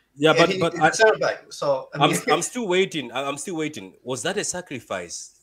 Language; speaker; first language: English; non-native, local second language; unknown